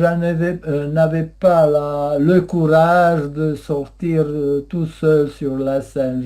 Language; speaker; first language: French; non-native, fluent; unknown